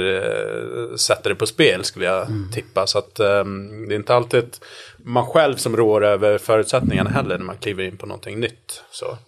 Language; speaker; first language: Swedish; native; Swedish